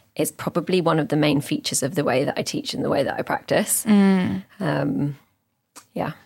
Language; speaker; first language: English; native; English